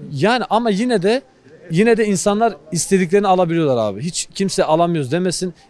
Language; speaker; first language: Turkish; native; Turkish